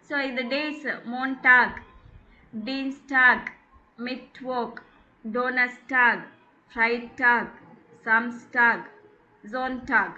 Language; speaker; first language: German; non-native, fluent; Tamil